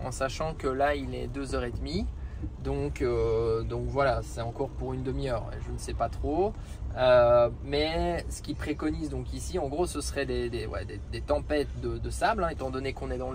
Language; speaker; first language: French; native; French